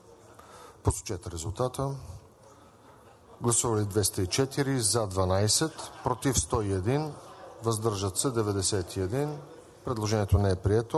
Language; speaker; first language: Bulgarian; native; Bulgarian